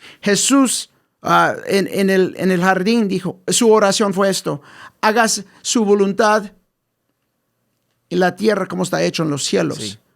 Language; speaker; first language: Spanish; early bilingual, heritage; English